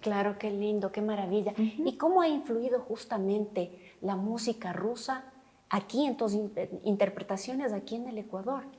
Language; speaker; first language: Spanish; native; Spanish